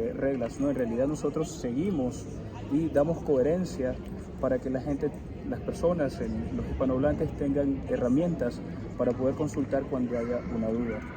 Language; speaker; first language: Spanish; early bilingual, heritage; Spanish